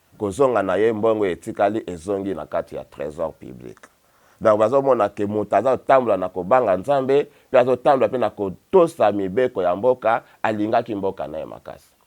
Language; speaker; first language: Lingala; native; Lingala